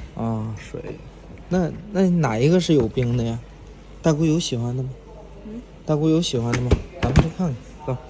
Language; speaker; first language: Chinese; native; Chinese